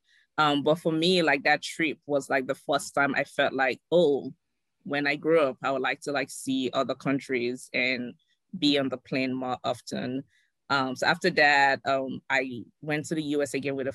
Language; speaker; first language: English; non-native, local second language; Yoruba